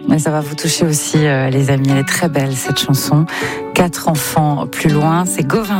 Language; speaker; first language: French; native; French